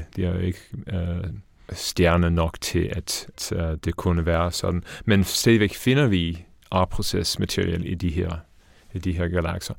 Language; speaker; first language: Danish; non-native, fluent; English